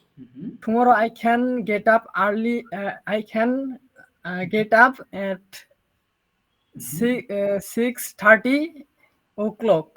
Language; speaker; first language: English; non-native, learner; Bangla